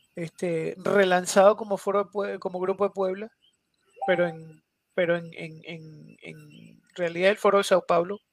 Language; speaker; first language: Spanish; native; Spanish